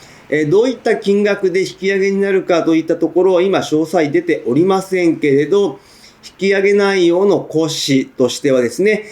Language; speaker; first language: Japanese; native; Japanese